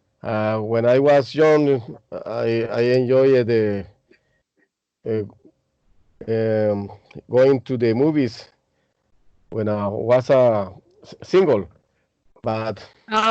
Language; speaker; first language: English; non-native, learner; Spanish